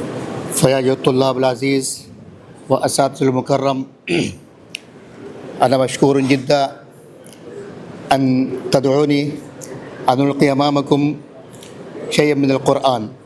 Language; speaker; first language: Arabic; non-native, learner; Urdu